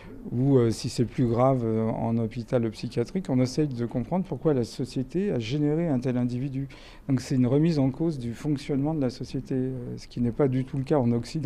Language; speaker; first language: French; native; French